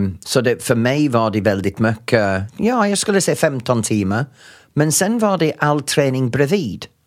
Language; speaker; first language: Swedish; non-native, fluent; English